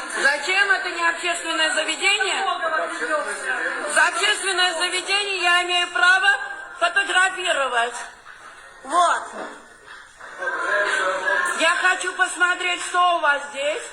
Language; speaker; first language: Russian; non-native, fluent; Armenian